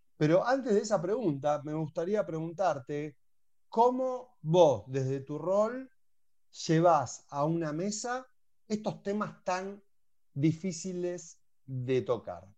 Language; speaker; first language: Spanish; native; Spanish